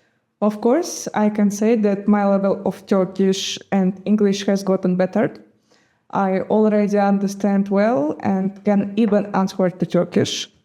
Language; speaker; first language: English; non-native, fluent; Gagauz